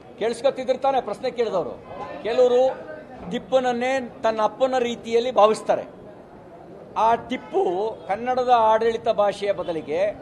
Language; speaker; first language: Kannada; native; Kannada